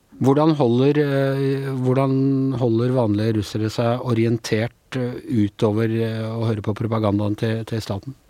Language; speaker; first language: Norwegian; native; Norwegian